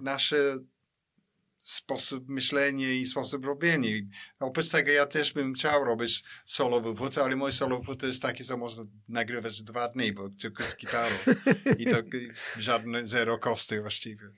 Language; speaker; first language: Polish; non-native, fluent; English